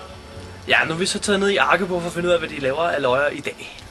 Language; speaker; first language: Danish; native; Danish